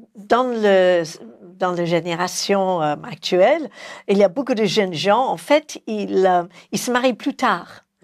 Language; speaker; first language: French; non-native, fluent; English